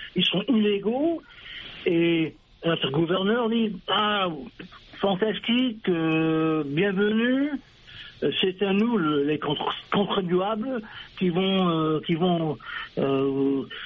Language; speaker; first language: French; non-native, fluent; English